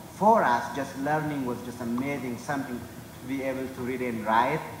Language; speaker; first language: English; non-native, fluent; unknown